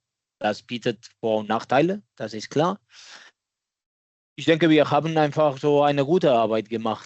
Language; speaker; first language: German; non-native, fluent; Catalan